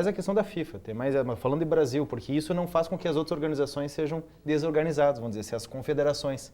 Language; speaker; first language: Portuguese; native; Portuguese